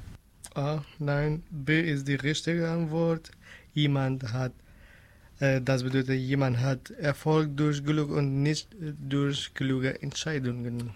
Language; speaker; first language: German; non-native, learner; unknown